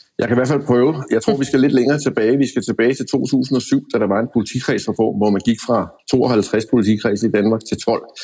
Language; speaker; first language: Danish; native; Danish